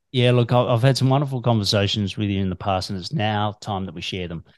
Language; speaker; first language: English; native; English